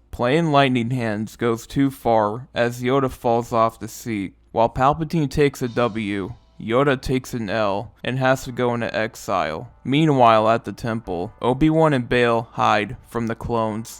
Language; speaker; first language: English; native; English